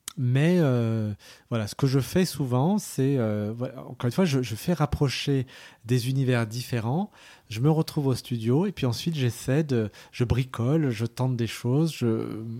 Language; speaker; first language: French; early bilingual, other home language; Arabic